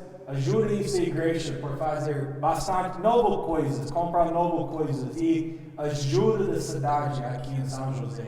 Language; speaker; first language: Portuguese; non-native, learner; English